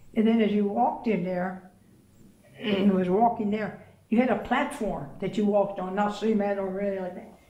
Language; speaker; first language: English; native; English